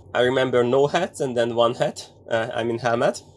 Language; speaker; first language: English; non-native, fluent; Hungarian